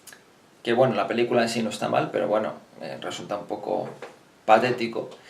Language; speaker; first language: Spanish; native; Spanish